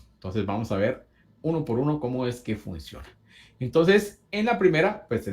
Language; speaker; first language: Spanish; native; Spanish